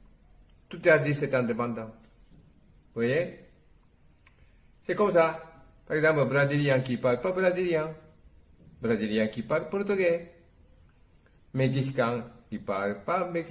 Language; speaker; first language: French; non-native, learner; Japanese